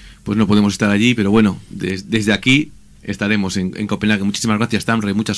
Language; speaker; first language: Spanish; native; Spanish